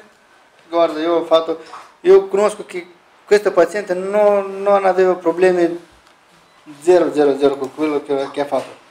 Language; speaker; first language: Italian; non-native, learner; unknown